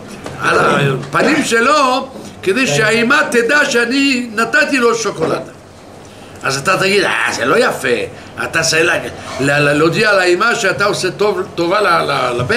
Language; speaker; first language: Hebrew; non-native, fluent; French